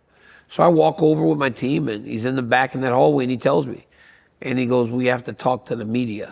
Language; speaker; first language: English; native; English